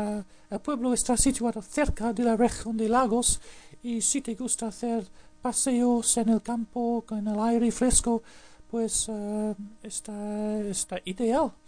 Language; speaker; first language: Spanish; non-native, fluent; English